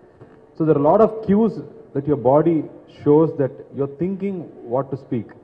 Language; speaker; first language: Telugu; non-native, learner; Tamil